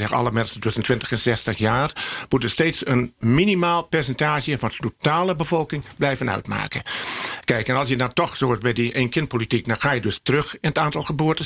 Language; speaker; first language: Dutch; native; Dutch